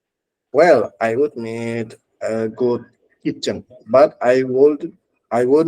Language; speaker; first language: English; non-native, learner; Indonesian